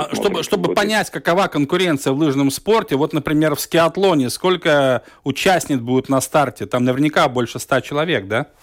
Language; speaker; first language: Russian; non-native, learner; Latvian